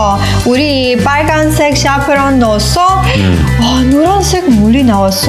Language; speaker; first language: Korean; non-native, learner; Persian